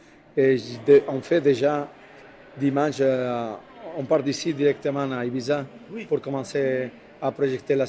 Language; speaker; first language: French; non-native, fluent; Spanish